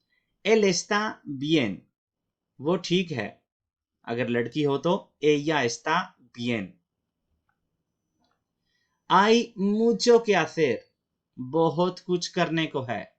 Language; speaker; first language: Spanish; non-native, fluent; Urdu